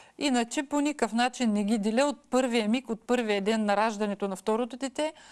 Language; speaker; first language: Bulgarian; early bilingual, heritage; Bulgarian